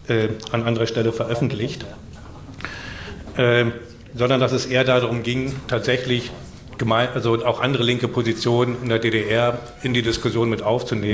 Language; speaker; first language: German; native; German